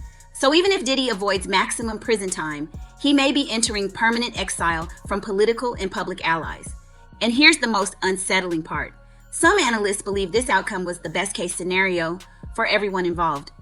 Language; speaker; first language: English; native; English